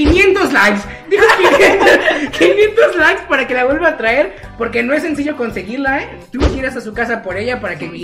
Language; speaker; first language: Spanish; native; Spanish